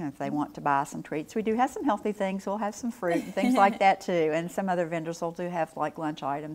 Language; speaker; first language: English; native; English